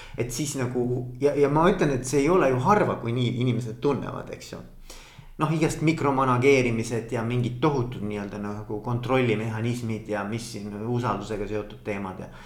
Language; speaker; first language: Estonian; native; Estonian